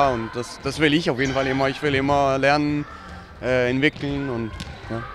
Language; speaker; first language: German; non-native, fluent; Danish